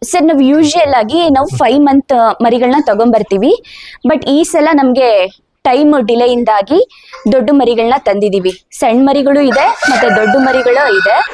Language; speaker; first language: Kannada; native; Kannada